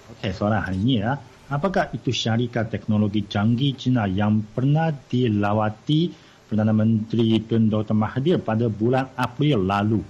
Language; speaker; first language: Malay; non-native, fluent; Chinese